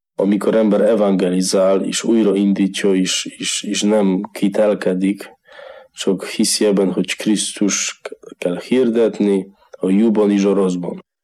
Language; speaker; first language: Hungarian; non-native, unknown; Polish